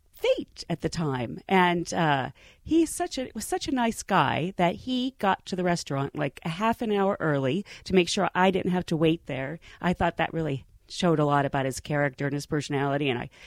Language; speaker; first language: English; native; English